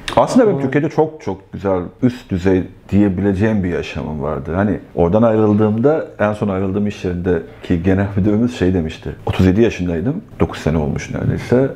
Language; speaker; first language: Turkish; native; Turkish